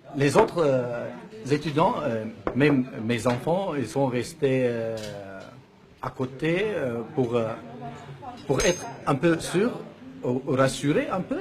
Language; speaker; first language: French; non-native, fluent; Arabic